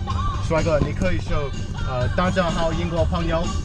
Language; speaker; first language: Chinese; non-native, learner; English